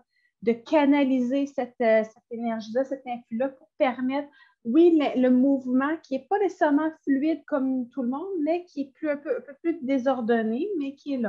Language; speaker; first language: French; native; French